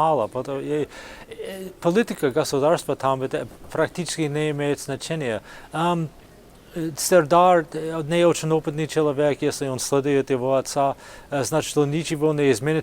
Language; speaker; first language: Russian; non-native, fluent; English